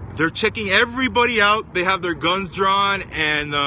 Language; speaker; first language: English; non-native, fluent; Spanish